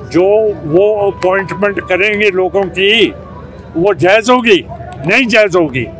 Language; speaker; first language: Hindi; non-native, local second language; Punjabi